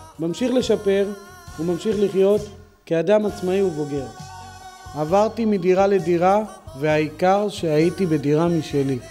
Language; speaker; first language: Hebrew; native; Hebrew